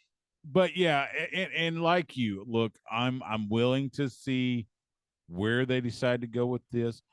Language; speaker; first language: English; native; English